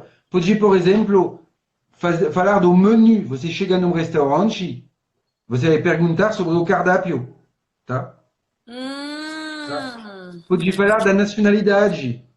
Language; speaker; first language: Portuguese; non-native, fluent; French